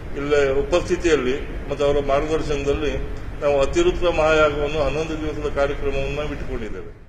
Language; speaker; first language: Kannada; non-native, local second language; Konkani